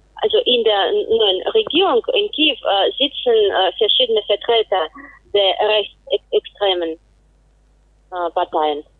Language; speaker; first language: German; non-native, fluent; Russian